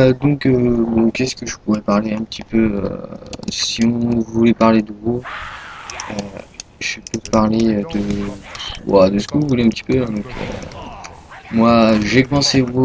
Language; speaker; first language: French; native; French